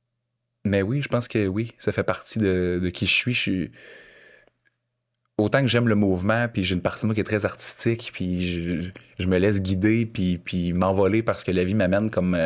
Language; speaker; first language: French; native; French